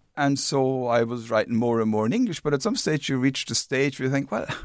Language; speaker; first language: English; non-native, fluent; German